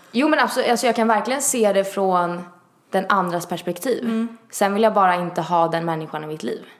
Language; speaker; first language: Swedish; early bilingual, other home language; Italian